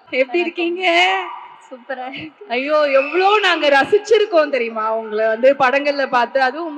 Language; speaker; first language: Tamil; native; Tamil